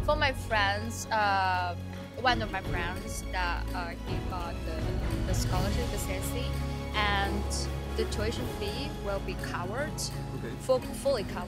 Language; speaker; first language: English; non-native, fluent; Chinese